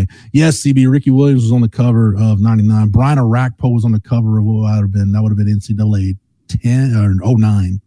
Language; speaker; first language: English; native; English